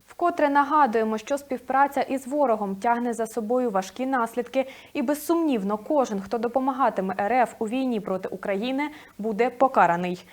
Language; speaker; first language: Ukrainian; native; Ukrainian